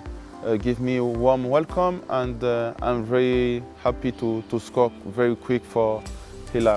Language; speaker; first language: English; non-native, learner; French